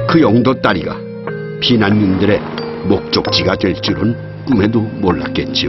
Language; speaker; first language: Korean; native; Korean